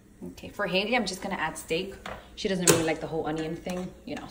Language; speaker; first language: English; early bilingual, other home language; Spanish